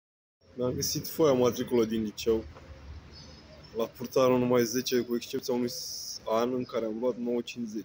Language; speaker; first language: Romanian; native; Romanian